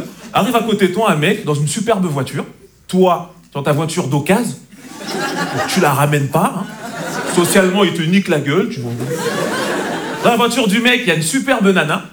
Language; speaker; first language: French; native; French